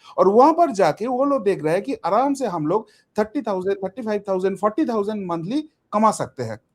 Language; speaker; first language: Hindi; non-native, local second language; Bangla